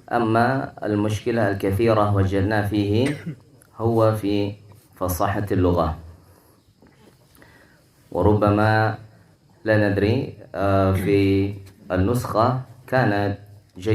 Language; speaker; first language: Arabic; non-native, fluent; Indonesian